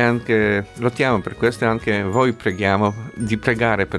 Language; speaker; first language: Italian; non-native, fluent; Polish